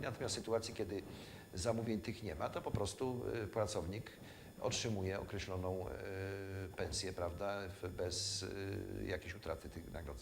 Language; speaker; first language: Polish; native; Polish